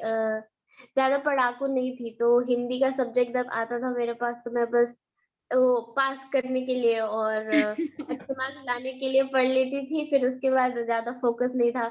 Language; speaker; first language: Hindi; early bilingual, heritage; Hindi